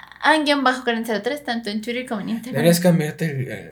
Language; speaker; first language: Spanish; native; Spanish